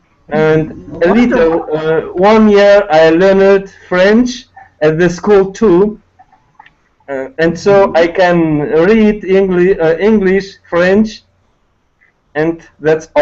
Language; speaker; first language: English; non-native, learner; Tatar